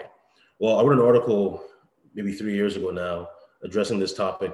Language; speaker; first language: English; native; English